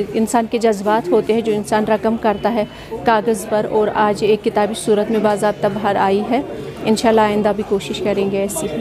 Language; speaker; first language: Hindi; non-native, local second language; Kashmiri